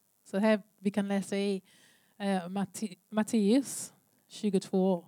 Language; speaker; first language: Swedish; non-native, learner; English